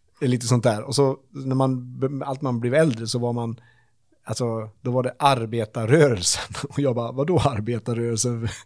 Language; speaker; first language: Swedish; native; Swedish